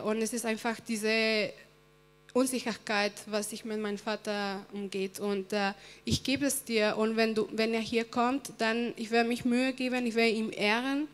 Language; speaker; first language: German; non-native, fluent; Spanish